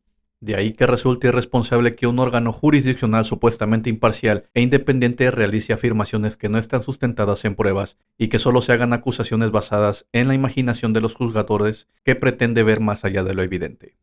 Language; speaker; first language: Spanish; native; Spanish